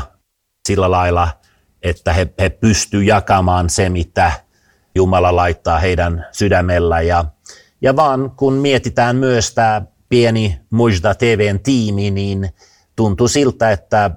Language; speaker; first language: Finnish; non-native, fluent; Swedish